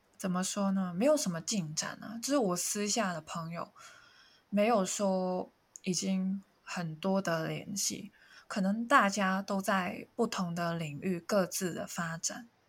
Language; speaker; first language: Chinese; non-native, local second language; Cantonese